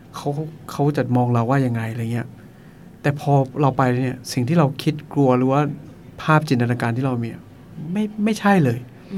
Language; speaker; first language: Thai; non-native, local second language; Akha